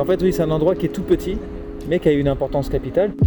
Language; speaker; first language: French; native; French